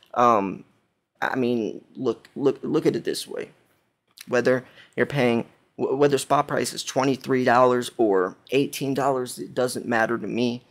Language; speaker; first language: English; native; English